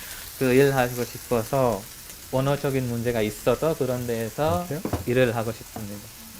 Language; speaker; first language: Korean; non-native, learner; Hungarian